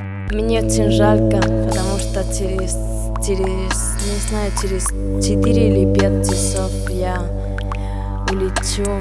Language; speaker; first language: Russian; non-native, learner; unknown